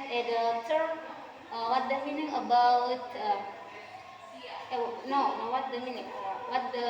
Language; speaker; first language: English; non-native, learner; Indonesian